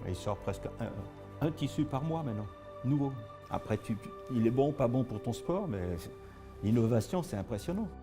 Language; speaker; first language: French; native; French